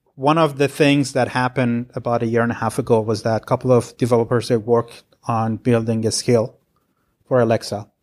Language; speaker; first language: English; non-native, fluent; Persian